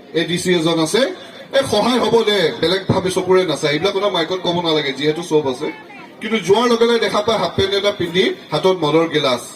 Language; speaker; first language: Assamese; non-native, local second language; Bangla